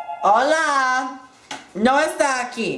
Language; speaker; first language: Spanish; non-native, learner; English